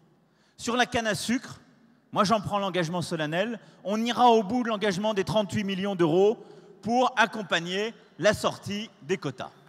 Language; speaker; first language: French; native; French